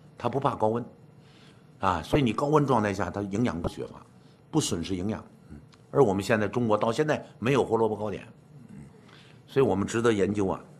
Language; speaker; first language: Chinese; native; Chinese